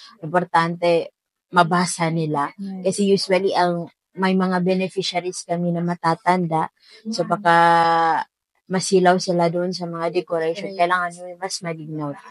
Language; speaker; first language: Filipino; non-native, local second language; Maranao